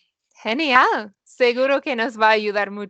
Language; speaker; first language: Spanish; non-native, fluent; English